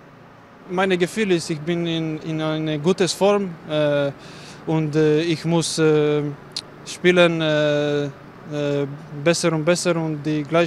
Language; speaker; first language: German; non-native, learner; Bosnian